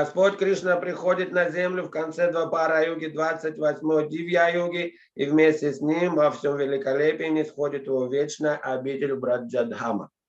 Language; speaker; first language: Russian; native; Russian